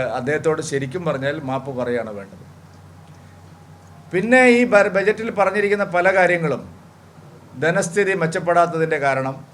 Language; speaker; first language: Malayalam; native; Malayalam